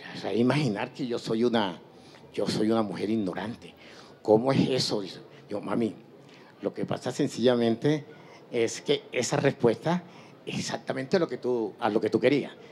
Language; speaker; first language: Spanish; native; Spanish